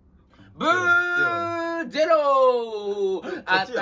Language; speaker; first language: Japanese; native; Japanese